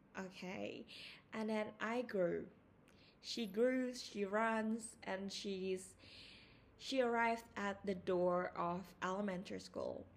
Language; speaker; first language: English; non-native, fluent; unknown